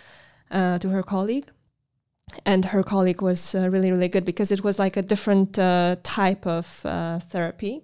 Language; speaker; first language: English; non-native, fluent; Polish